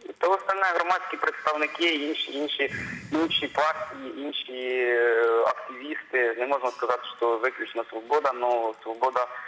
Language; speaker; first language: Ukrainian; native; Ukrainian